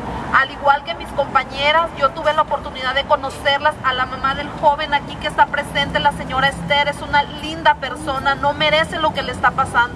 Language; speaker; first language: Spanish; native; Spanish